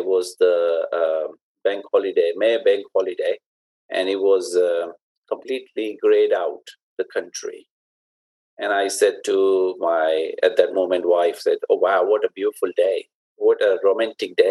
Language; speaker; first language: English; non-native, local second language; Urdu